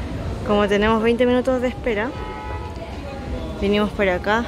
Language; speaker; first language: Spanish; native; Spanish